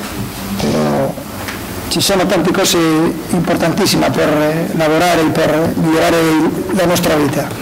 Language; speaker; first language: Italian; non-native, learner; Spanish